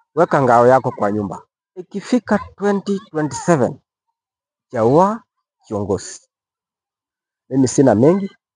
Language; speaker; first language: Swahili; non-native, local second language; Gusii